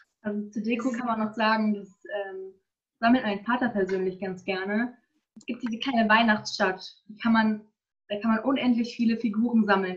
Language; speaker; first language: German; native; German